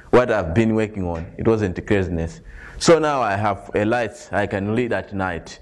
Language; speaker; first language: English; non-native, local second language; Nyanja